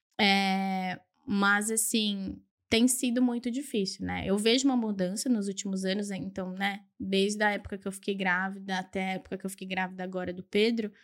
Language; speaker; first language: Portuguese; early bilingual, other home language; Spanish